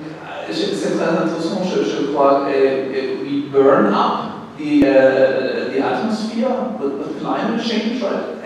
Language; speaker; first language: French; non-native, learner; German